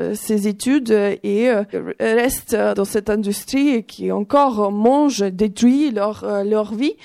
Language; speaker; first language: French; non-native, fluent; Ukrainian